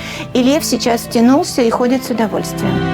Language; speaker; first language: Russian; native; Russian